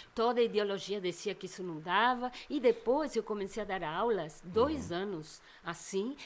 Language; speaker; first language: Portuguese; non-native, fluent; Spanish